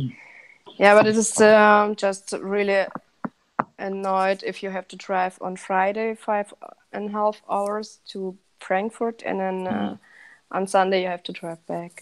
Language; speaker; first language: English; non-native, fluent; Russian